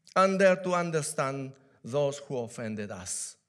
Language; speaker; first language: English; non-native, fluent; Spanish